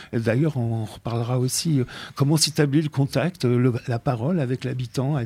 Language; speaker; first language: French; native; French